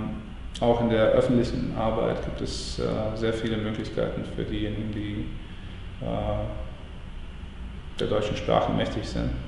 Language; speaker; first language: German; non-native, fluent; Latvian